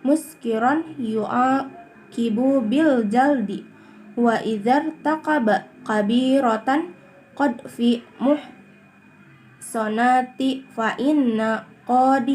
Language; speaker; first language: Arabic; non-native, learner; Indonesian